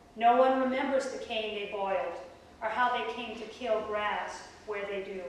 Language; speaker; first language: English; native; English